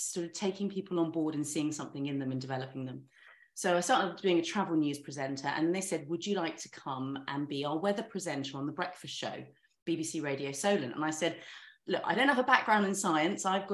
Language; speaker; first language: English; native; English